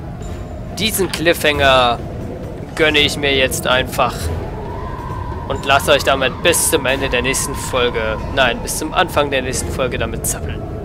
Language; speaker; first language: German; native; German